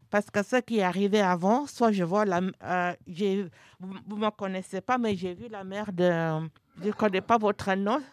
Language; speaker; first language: French; non-native, fluent; English